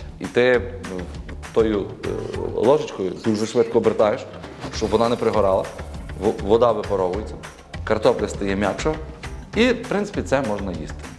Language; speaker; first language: Ukrainian; native; Ukrainian